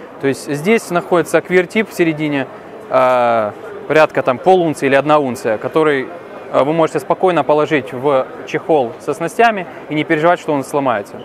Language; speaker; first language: Russian; native; Russian